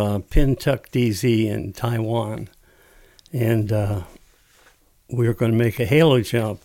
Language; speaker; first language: English; native; English